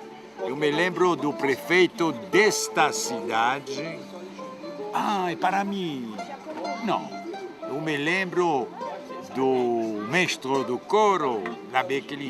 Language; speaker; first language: Portuguese; non-native, fluent; French